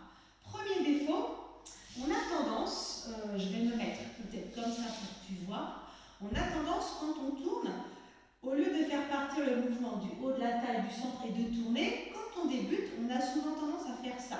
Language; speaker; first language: French; native; French